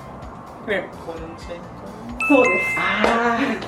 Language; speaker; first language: Japanese; non-native, fluent; English